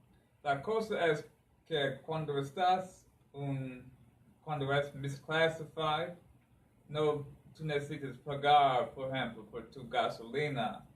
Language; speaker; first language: Spanish; non-native, learner; English